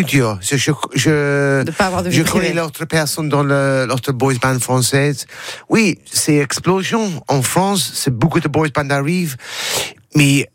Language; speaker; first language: French; non-native, learner; English